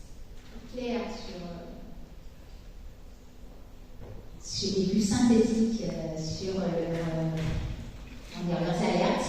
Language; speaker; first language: French; native; French